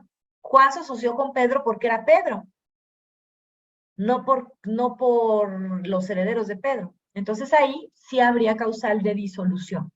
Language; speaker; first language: Spanish; native; Spanish